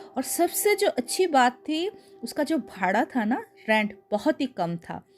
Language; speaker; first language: Hindi; non-native, local second language; Bangla